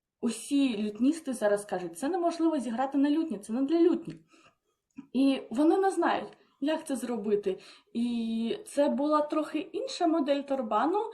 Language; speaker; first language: Ukrainian; non-native, fluent; Polish